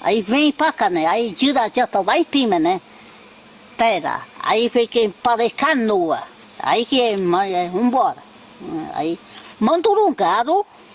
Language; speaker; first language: Portuguese; non-native, local second language; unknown